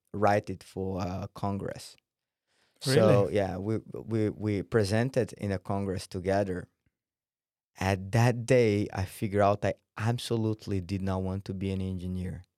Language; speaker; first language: English; non-native, fluent; Portuguese